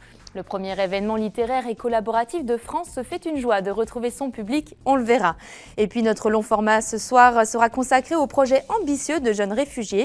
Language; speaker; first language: French; native; French